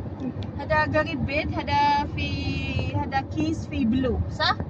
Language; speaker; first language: Arabic; non-native, learner; Filipino